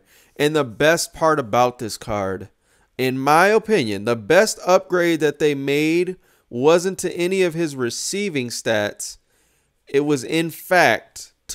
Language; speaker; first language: English; native; English